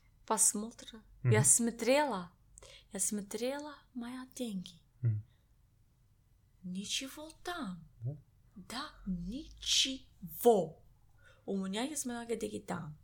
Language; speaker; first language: Russian; non-native, learner; English